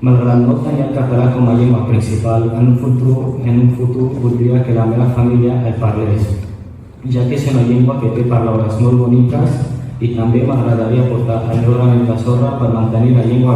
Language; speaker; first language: Catalan; early bilingual, other home language; Urdu